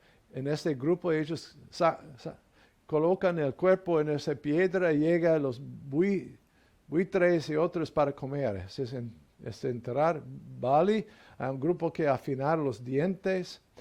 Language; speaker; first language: Spanish; non-native, fluent; English